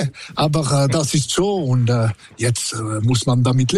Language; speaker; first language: German; non-native, local second language; French